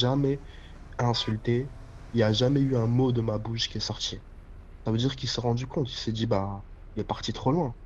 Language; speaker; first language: French; native; French